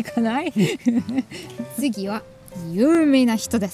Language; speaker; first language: Japanese; non-native, learner; German